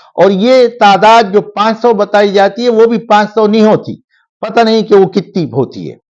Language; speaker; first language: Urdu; non-native, local second language; Pashto